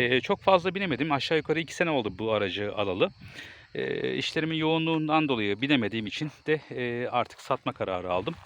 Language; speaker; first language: Turkish; native; Turkish